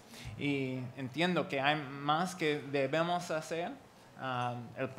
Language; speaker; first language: Spanish; non-native, learner; English